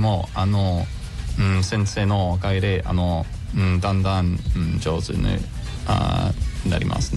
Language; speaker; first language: Japanese; non-native, learner; English